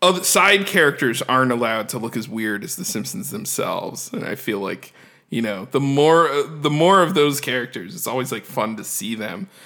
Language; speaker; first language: English; native; English